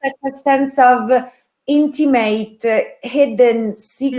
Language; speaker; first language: English; non-native, fluent; Italian